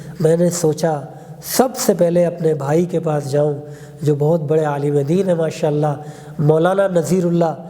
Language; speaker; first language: Urdu; non-native, local second language; Pashto